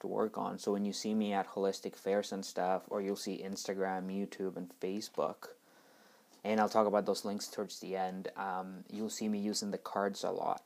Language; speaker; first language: English; native; English